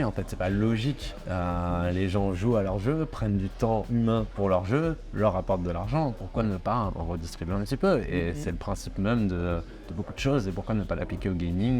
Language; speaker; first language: French; native; French